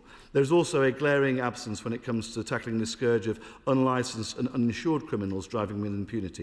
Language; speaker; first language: English; native; English